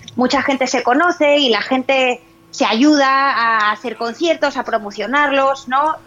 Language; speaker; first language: Spanish; native; Spanish